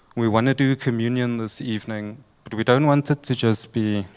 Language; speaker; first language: English; native; English